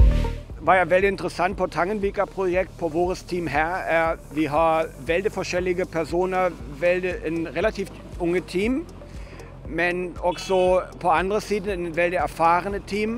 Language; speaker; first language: Norwegian; non-native, fluent; German